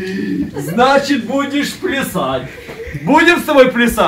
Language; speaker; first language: Russian; native; Russian